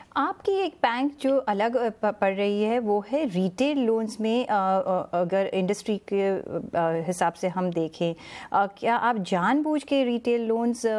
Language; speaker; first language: Hindi; non-native, local second language; Gujarati